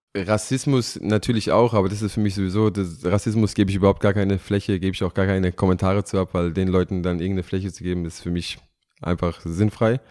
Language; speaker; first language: German; native; German